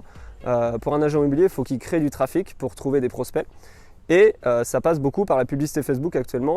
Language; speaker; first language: French; native; French